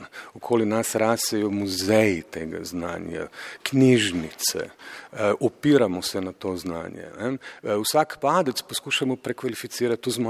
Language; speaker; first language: Slovenian; native; Slovenian